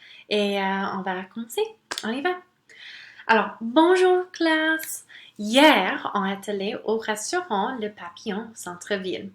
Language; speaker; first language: French; non-native, local second language; English